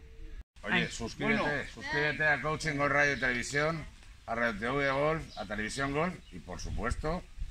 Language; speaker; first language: Spanish; native; Spanish